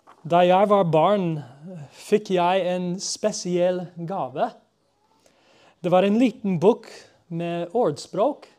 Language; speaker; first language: Norwegian; non-native, fluent; English